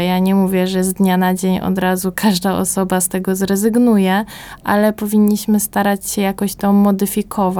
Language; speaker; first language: Polish; native; Polish